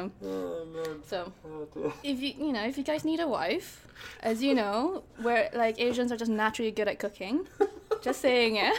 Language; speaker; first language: English; non-native, local second language; Malay